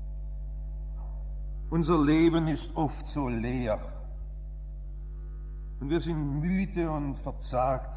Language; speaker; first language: German; native; German